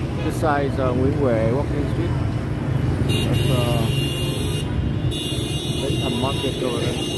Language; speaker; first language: English; non-native, learner; Vietnamese